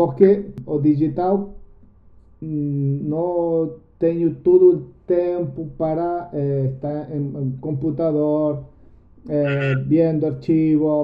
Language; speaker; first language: Portuguese; non-native, learner; Spanish